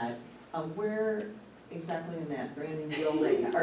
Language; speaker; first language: English; native; English